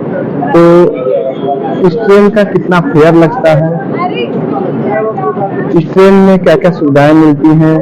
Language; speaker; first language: Hindi; native; Hindi